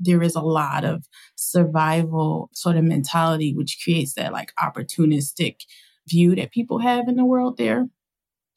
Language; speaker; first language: English; native; English